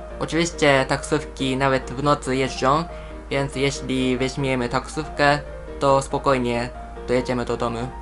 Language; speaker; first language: Polish; non-native, fluent; Japanese